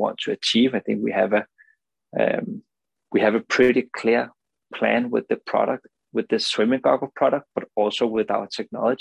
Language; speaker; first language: English; non-native, fluent; Danish